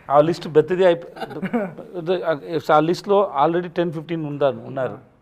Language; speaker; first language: Telugu; non-native, learner; Tamil